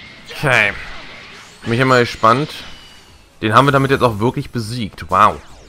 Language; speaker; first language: German; native; German